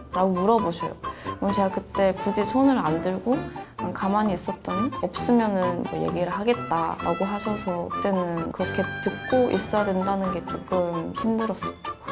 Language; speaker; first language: Korean; non-native, fluent; Chinese